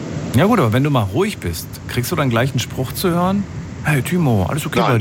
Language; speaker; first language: German; native; German